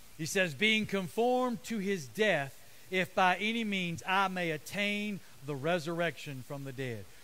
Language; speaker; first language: English; native; English